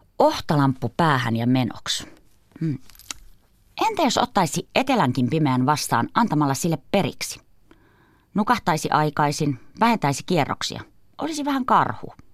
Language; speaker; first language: Finnish; native; Finnish